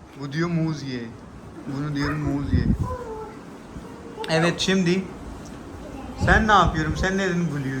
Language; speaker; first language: Turkish; non-native, learner; Urdu